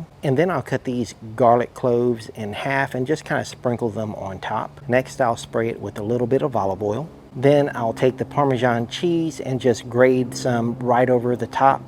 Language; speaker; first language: English; native; English